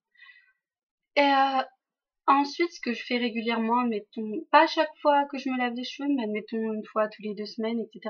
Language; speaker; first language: French; native; French